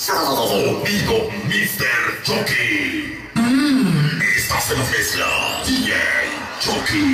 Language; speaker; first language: Spanish; native; Spanish